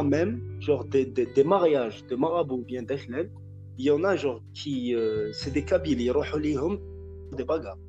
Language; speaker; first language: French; non-native, local second language; Kabyle